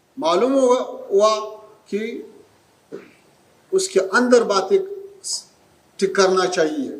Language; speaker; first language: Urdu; non-native, fluent; Pashto